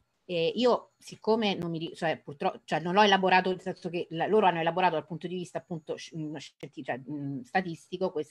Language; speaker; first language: Italian; native; Italian